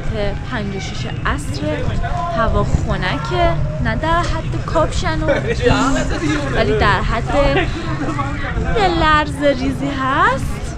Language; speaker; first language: Persian; native; Persian